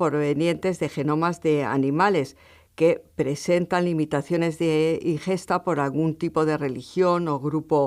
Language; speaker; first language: Spanish; native; Spanish